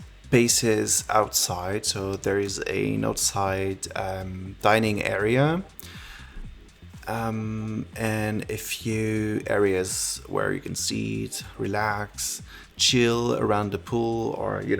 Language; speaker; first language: English; non-native, fluent; French